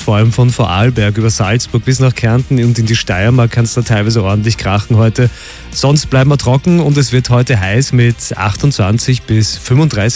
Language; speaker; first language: German; native; German